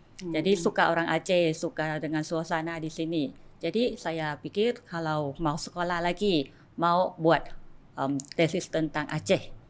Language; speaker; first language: Indonesian; non-native, fluent; Thai